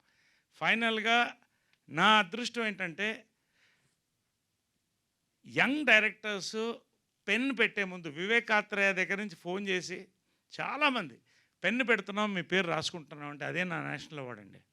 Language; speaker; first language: Telugu; native; Telugu